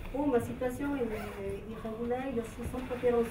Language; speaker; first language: French; non-native, learner; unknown